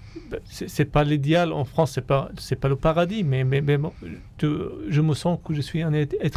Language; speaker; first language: French; non-native, fluent; Arabic